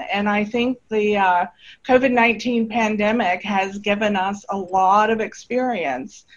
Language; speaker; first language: English; native; English